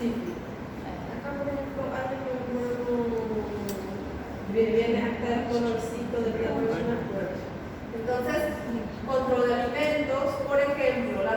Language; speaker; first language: Spanish; native; Spanish